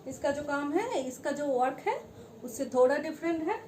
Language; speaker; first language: Hindi; non-native, local second language; Bangla